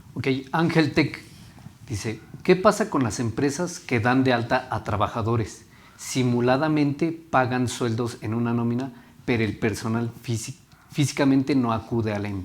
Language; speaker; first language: Spanish; native; Spanish